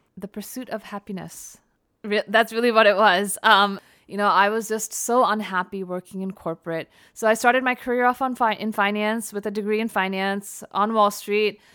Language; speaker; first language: English; native; English